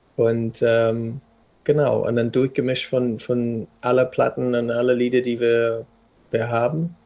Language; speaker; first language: German; non-native, fluent; English